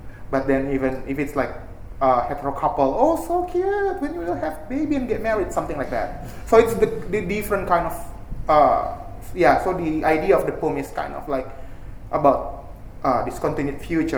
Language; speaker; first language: English; non-native, fluent; Indonesian